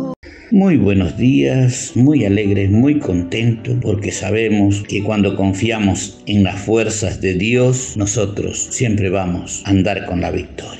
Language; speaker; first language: Spanish; native; Spanish